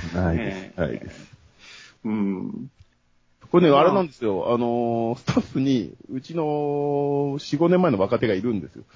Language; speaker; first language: Japanese; native; Japanese